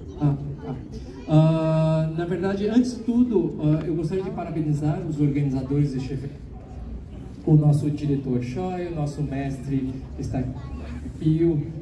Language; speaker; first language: Portuguese; early bilingual, other home language; Korean